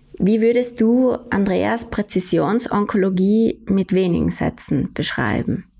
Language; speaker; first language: German; native; German